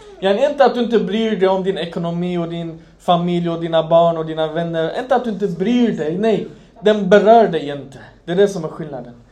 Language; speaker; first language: Swedish; non-native, fluent; Arabic